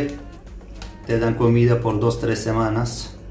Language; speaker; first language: Spanish; non-native, fluent; Turkish